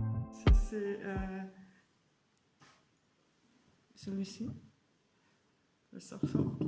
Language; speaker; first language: French; non-native, learner; German